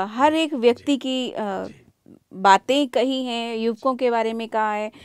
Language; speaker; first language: Hindi; native; Hindi